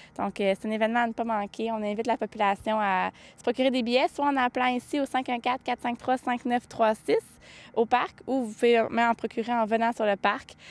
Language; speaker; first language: French; native; French